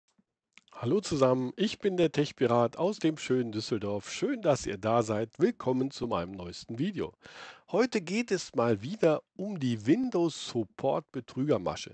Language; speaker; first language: German; native; German